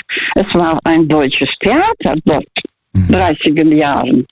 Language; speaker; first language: German; non-native, fluent; Russian